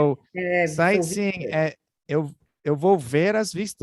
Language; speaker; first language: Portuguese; non-native, fluent; English